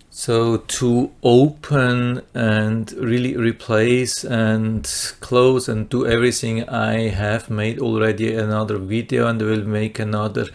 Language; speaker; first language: English; non-native, fluent; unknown